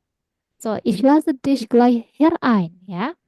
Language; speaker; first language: German; non-native, fluent; Indonesian